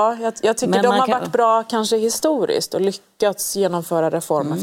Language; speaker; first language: Swedish; early bilingual, other home language; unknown